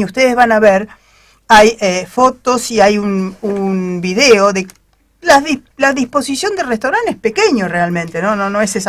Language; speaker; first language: Spanish; native; Spanish